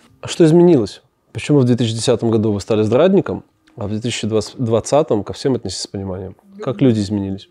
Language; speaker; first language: Russian; native; Russian